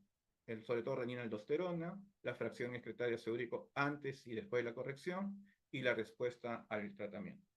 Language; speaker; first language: Spanish; native; Spanish